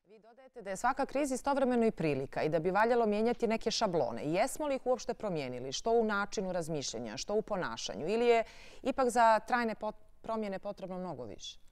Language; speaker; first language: Serbian; native; Serbian